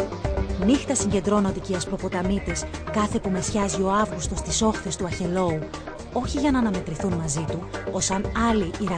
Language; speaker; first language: Greek; native; Greek